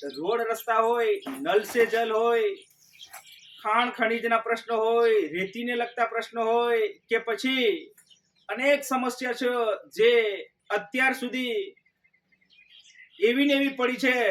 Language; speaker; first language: Gujarati; non-native, local second language; Rathawi